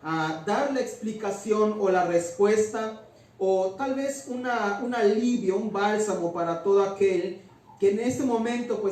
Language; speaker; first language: Spanish; native; Spanish